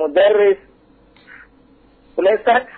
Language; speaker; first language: Arabic; non-native, learner; Indonesian